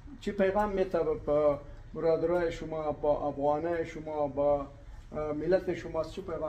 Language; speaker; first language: Persian; non-native, learner; Pashto